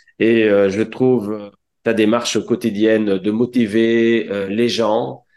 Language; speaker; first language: French; non-native, local second language; Arabic